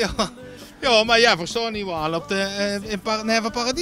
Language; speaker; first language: Dutch; native; Dutch